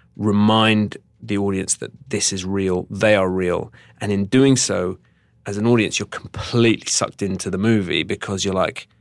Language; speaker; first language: English; native; English